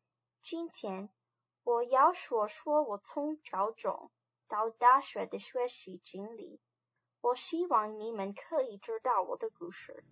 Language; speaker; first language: Chinese; non-native, learner; English